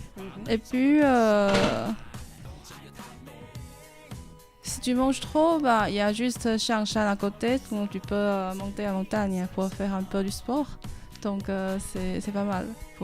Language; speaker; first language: French; non-native, fluent; Chinese